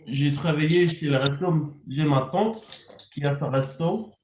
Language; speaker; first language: French; non-native, fluent; English